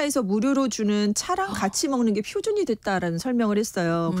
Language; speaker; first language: Korean; native; Korean